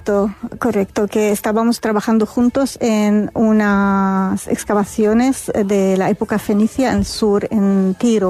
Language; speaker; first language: Spanish; non-native, fluent; Arabic